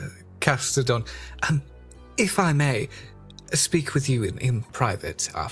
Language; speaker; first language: English; native; English